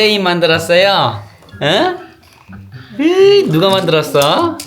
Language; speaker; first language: Korean; native; Korean